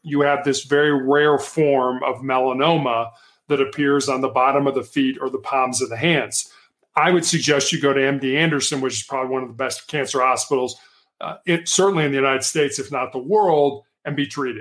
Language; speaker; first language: English; native; English